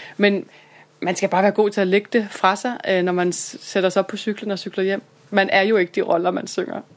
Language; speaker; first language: Danish; native; Danish